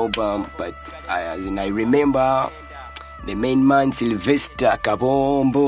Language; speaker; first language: English; non-native, local second language; Ganda